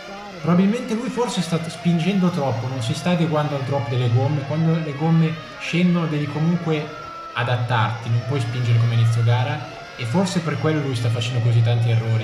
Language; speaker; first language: Italian; native; Italian